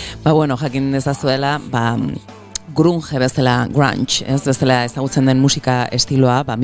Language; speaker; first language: Basque; native; Basque